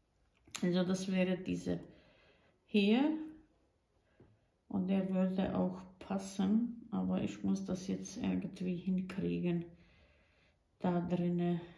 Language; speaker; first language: German; non-native, fluent; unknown